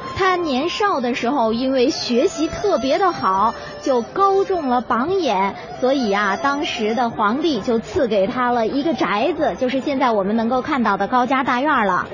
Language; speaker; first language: Chinese; native; Chinese